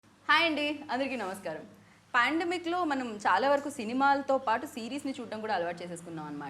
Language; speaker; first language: Telugu; native; Telugu